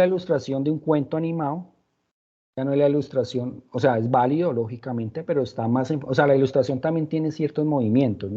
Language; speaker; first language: Spanish; native; Spanish